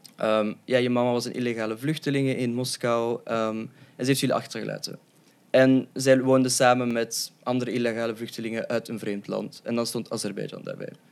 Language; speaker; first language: Dutch; early bilingual, other home language; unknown